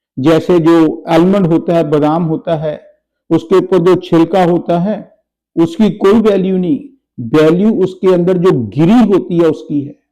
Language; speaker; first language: Hindi; non-native, local second language; Punjabi